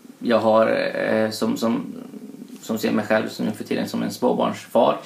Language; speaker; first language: Swedish; early bilingual, other home language; Persian